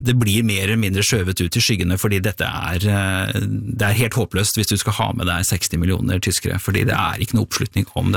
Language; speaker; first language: Norwegian; native; Norwegian